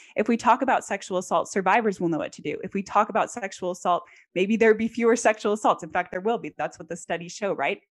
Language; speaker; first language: English; native; English